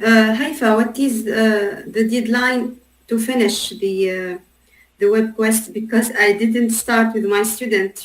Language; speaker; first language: English; non-native, learner; Arabic